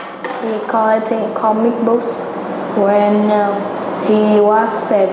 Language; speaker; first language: English; non-native, learner; Vietnamese